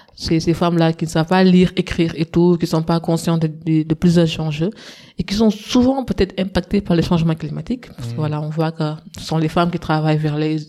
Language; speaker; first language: French; non-native, local second language; Wolof